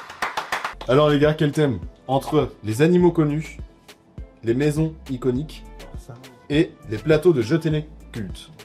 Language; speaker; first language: French; native; French